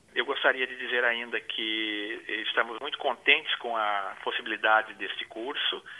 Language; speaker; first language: Portuguese; native; Portuguese